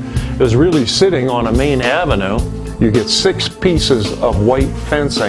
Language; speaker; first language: English; native; English